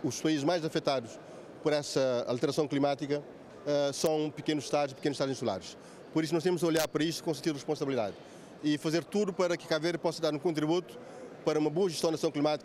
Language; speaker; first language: Portuguese; non-native, local second language; Kabuverdianu